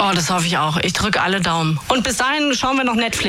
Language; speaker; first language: German; native; German